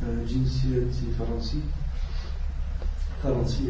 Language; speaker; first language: Arabic; non-native, learner; French